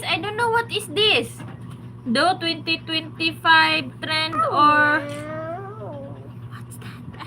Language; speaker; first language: English; non-native, local second language; Cebuano